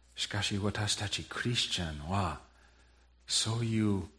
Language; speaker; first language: Japanese; non-native, fluent; English